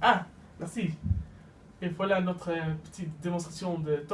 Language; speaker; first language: French; non-native, learner; Dutch